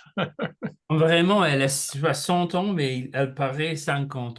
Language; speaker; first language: French; non-native, learner; English